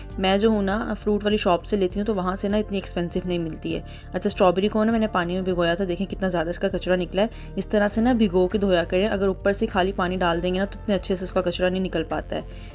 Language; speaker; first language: Urdu; native; Urdu